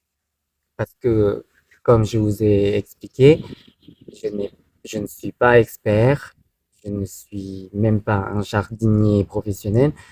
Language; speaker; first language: French; non-native, fluent; Thai